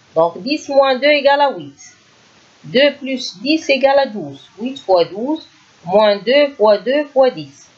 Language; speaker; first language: French; non-native, local second language; Arabic